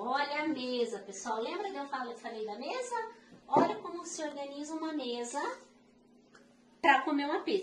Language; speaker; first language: Portuguese; native; Portuguese